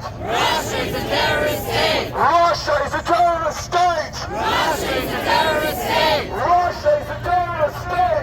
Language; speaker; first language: English; non-native, fluent; Ukrainian